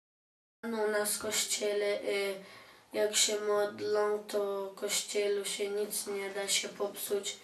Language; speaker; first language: Polish; early bilingual, other home language; Chechen